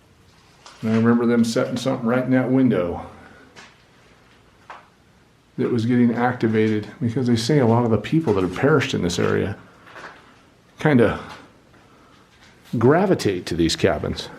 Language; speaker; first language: English; native; English